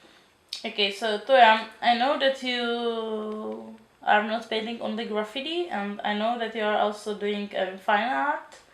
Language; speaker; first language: English; non-native, learner; Czech